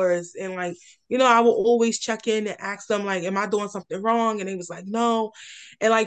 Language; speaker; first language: English; native; English